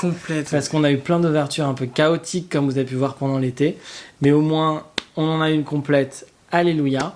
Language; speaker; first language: French; native; French